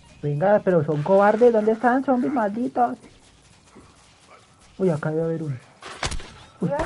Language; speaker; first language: Spanish; native; Spanish